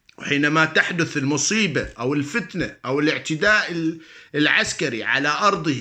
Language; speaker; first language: Arabic; native; Arabic